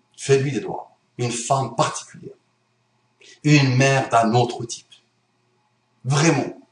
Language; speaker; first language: French; early bilingual, other home language; Arabic